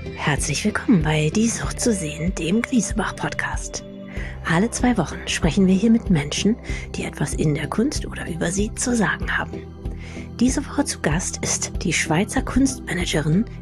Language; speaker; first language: German; native; German